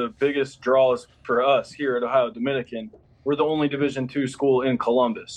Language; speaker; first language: English; native; English